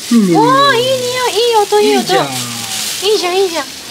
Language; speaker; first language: Indonesian; non-native, learner; Japanese